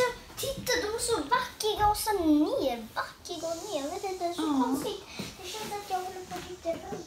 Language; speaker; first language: Swedish; non-native, learner; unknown